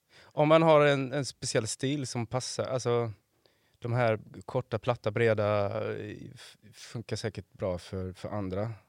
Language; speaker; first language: Swedish; native; Swedish